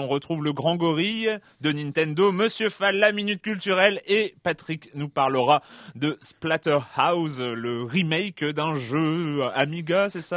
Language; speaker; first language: French; native; French